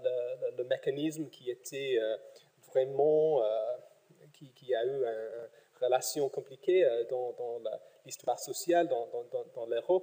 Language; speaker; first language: French; non-native, fluent; English